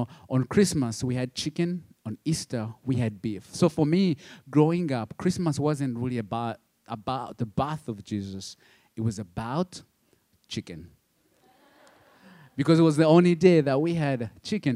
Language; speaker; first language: English; non-native, local second language; Kinyarwanda